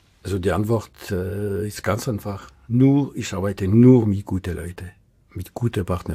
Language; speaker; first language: German; non-native, local second language; French